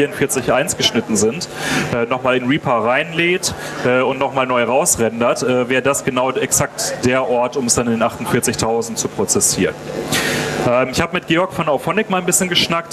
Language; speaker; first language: German; native; German